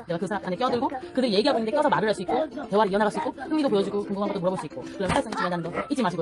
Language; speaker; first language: Korean; native; Korean